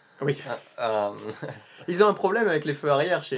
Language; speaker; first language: French; native; French